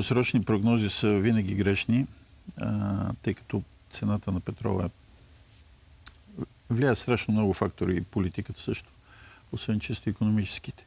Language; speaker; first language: Bulgarian; native; Bulgarian